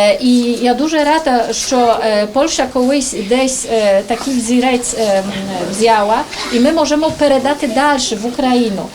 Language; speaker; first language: Polish; non-native, learner; Ukrainian